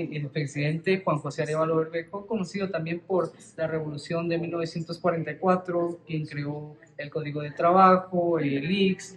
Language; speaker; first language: Spanish; native; Spanish